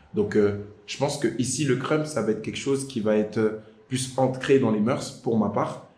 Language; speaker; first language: French; native; French